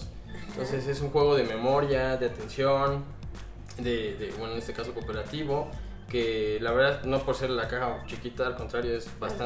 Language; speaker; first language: Spanish; native; Spanish